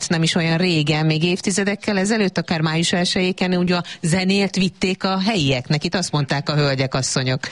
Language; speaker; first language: Hungarian; native; Hungarian